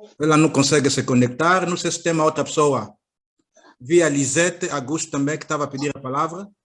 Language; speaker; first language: Portuguese; native; Portuguese